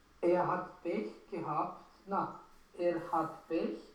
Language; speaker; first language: German; non-native, learner; Romanian